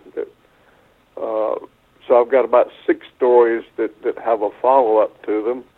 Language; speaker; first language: English; native; English